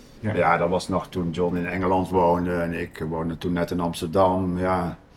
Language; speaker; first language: Dutch; native; Dutch